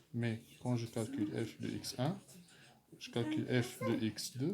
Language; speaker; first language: French; non-native, local second language; Arabic